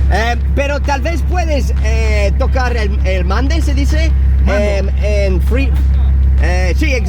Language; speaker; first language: Spanish; non-native, learner; English